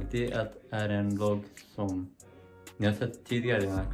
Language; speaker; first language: Swedish; early bilingual, other home language; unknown